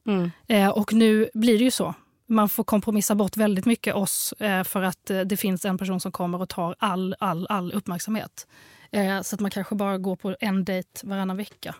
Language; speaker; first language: Swedish; early bilingual, other home language; Arabic